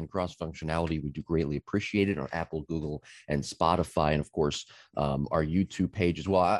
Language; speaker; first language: English; native; English